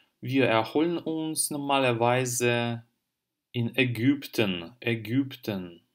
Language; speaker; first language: German; non-native, fluent; Russian